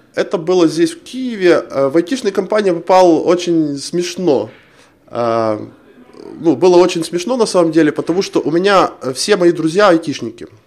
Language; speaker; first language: Russian; non-native, local second language; Ukrainian